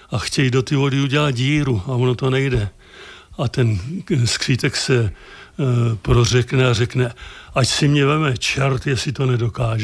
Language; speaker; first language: Czech; native; Czech